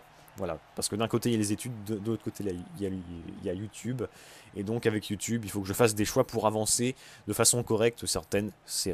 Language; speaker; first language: French; native; French